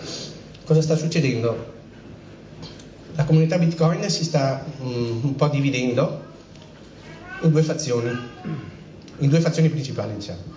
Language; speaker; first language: Italian; native; Italian